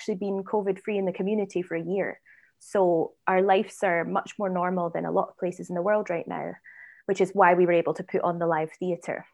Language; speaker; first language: English; native; English